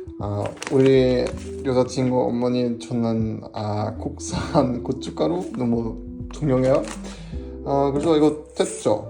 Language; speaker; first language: Korean; non-native, learner; German